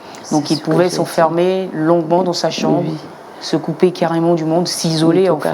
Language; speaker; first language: French; native; French